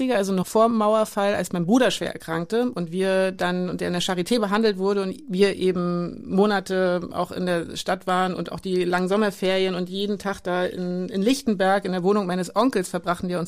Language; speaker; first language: German; native; German